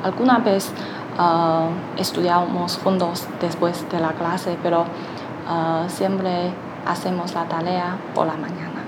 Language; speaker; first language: Spanish; non-native, learner; Chinese